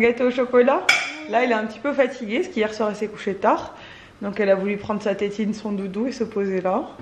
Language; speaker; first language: French; native; French